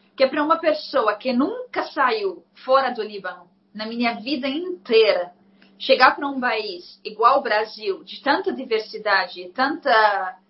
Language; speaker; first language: Portuguese; non-native, fluent; Arabic